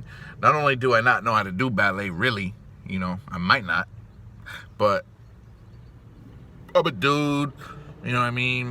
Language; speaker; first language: English; native; English